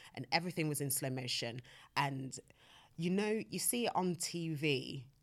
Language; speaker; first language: English; native; English